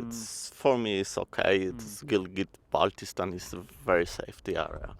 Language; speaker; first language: English; non-native, learner; Polish